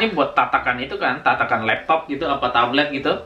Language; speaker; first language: Indonesian; native; Indonesian